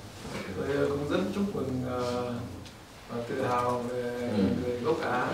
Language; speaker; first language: Vietnamese; native; Vietnamese